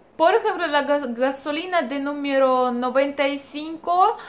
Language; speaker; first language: Spanish; non-native, fluent; Russian